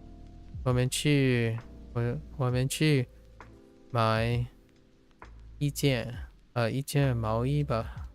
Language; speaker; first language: Chinese; non-native, learner; English